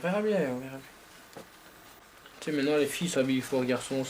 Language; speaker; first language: French; native; French